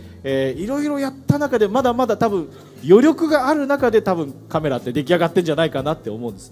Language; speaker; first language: Japanese; native; Japanese